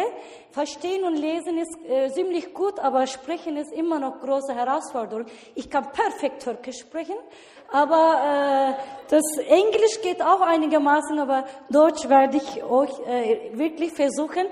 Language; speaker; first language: German; non-native, learner; Turkish